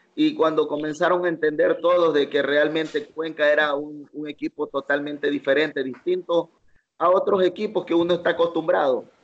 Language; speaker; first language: Spanish; native; Spanish